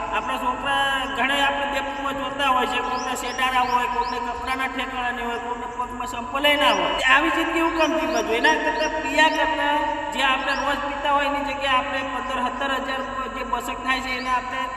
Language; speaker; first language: Gujarati; non-native, local second language; Bhili